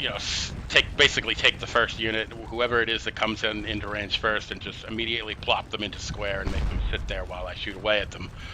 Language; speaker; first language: English; native; English